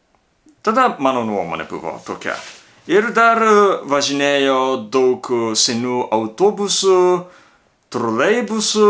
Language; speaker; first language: Lithuanian; non-native, learner; Japanese